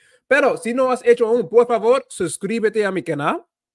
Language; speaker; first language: Spanish; non-native, fluent; English